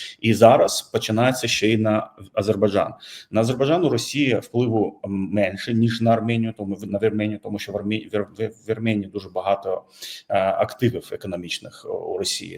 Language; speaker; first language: Ukrainian; non-native, fluent; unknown